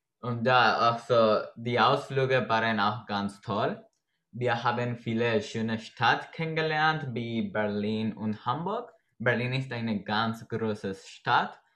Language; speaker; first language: German; non-native, learner; Spanish